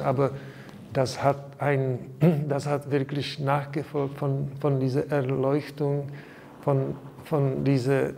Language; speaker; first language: German; non-native, learner; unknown